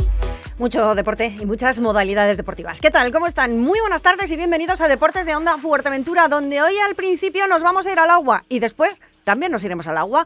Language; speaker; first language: Spanish; native; Spanish